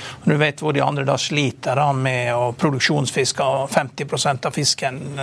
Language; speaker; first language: Norwegian; native; Norwegian